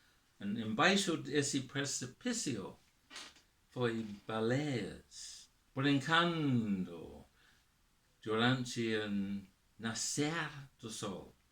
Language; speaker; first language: Portuguese; non-native, learner; English